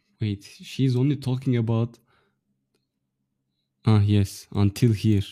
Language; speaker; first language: English; non-native, fluent; Turkish